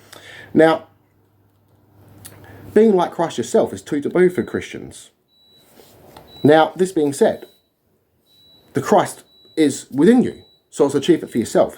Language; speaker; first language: English; native; English